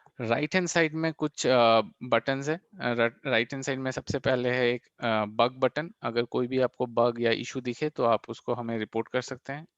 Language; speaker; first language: Hindi; non-native, local second language; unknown